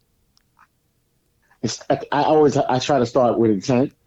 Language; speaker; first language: English; native; English